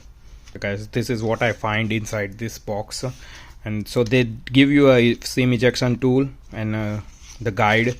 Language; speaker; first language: English; non-native, fluent; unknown